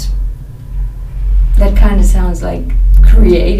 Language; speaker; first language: English; non-native, fluent; Finnish